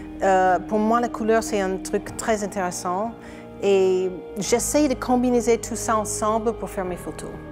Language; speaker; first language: French; non-native, fluent; English